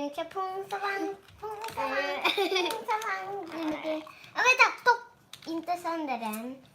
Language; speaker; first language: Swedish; early bilingual, other home language; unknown